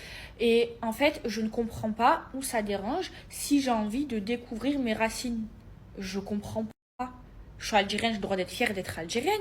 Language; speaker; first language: French; native; French